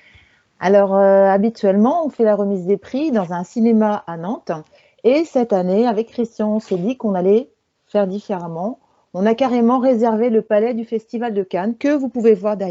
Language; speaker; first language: French; native; French